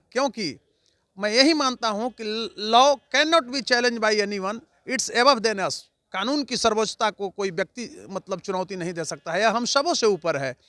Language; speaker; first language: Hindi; native; Hindi